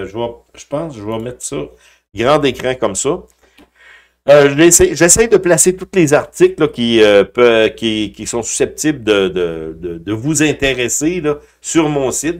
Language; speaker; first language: French; native; French